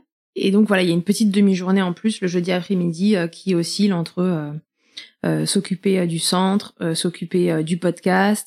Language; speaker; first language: French; native; French